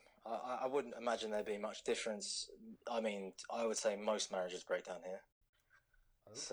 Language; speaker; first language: English; native; English